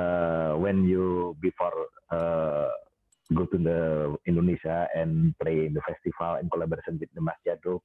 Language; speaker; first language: English; non-native, learner; Indonesian